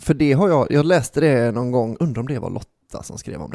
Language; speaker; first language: Swedish; native; Swedish